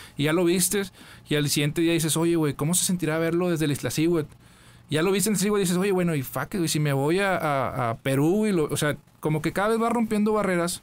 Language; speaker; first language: Spanish; native; Spanish